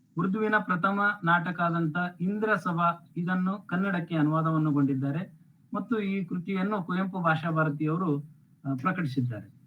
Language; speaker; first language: Kannada; native; Kannada